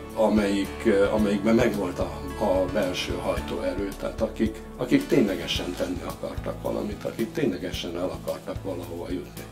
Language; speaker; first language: Hungarian; native; Hungarian